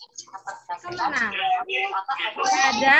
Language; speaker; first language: Indonesian; native; Indonesian